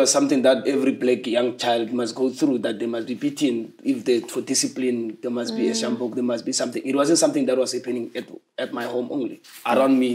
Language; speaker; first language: English; non-native, local second language; Zulu